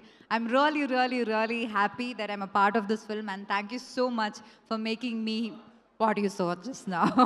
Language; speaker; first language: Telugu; non-native, local second language; Malayalam